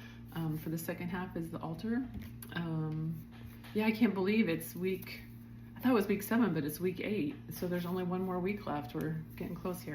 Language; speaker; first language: English; native; English